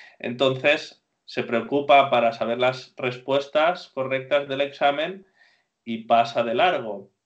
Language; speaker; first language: Spanish; native; Spanish